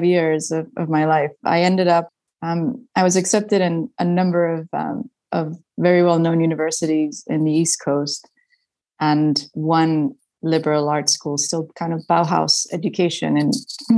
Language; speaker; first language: English; non-native, fluent; Spanish